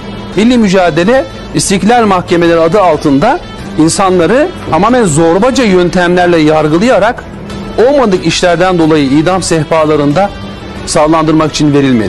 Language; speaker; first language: Turkish; native; Turkish